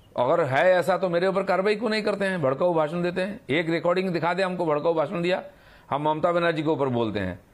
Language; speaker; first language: Hindi; non-native, local second language; Bangla